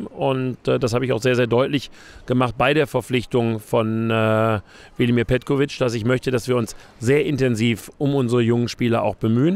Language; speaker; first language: German; native; German